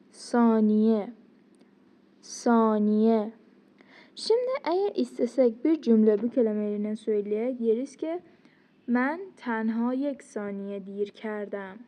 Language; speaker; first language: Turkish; non-native, fluent; Persian